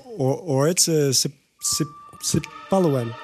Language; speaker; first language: French; non-native, fluent; English